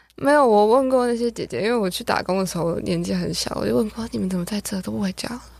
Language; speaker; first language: Chinese; native; Chinese